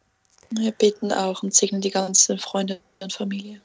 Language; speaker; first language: German; native; German